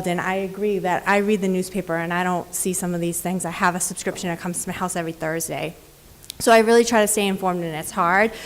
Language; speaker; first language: English; native; English